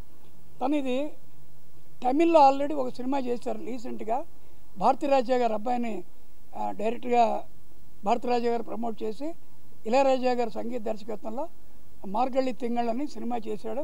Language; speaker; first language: Telugu; native; Telugu